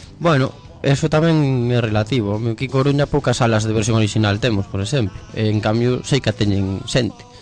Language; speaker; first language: Galician; native; Galician